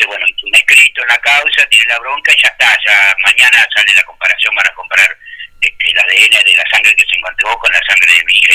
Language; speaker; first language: Spanish; native; Spanish